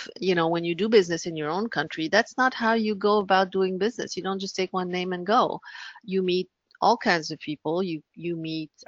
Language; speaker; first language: English; non-native, local second language; French